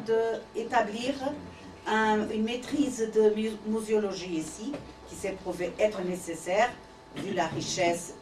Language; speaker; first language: French; non-native, fluent; Portuguese